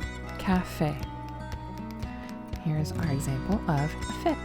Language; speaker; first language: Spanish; non-native, fluent; English